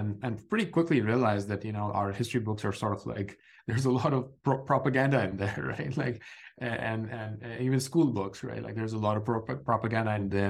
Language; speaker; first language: English; non-native, local second language; Urdu